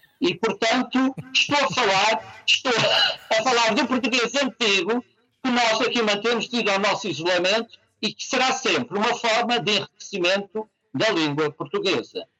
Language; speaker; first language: Portuguese; native; Portuguese